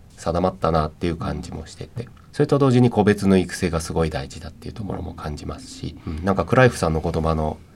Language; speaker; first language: Japanese; native; Japanese